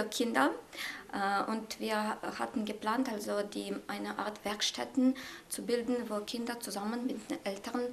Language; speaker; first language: German; non-native, fluent; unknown